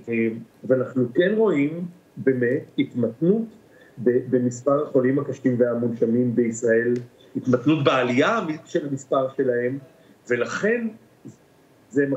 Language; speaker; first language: Hebrew; native; Hebrew